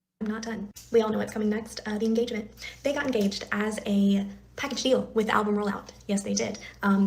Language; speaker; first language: English; native; English